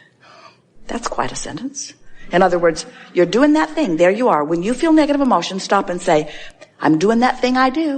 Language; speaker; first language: English; native; English